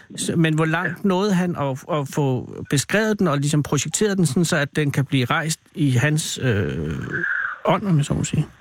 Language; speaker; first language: Danish; native; Danish